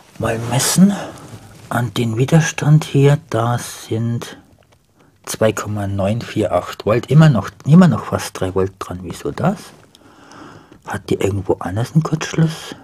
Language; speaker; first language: German; native; German